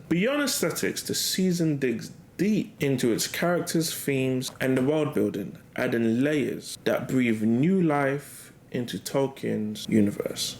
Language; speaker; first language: English; native; English